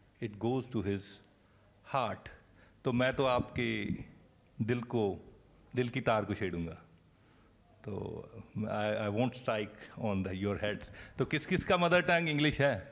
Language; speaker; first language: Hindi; non-native, local second language; Punjabi